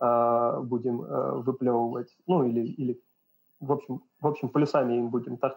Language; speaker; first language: Russian; native; Russian